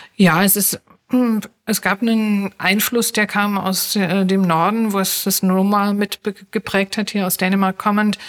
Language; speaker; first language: German; native; German